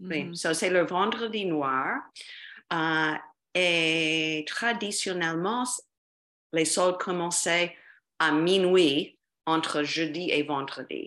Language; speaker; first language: French; non-native, fluent; English